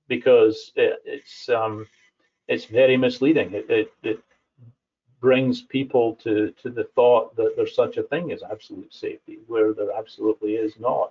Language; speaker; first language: English; native; English